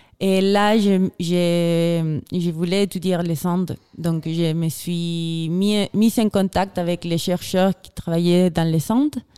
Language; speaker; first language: French; non-native, fluent; Spanish